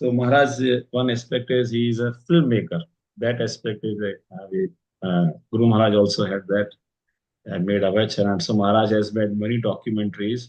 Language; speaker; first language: English; non-native, local second language; Hindi